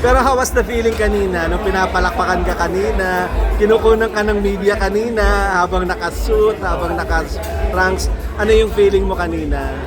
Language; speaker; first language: Filipino; native; Filipino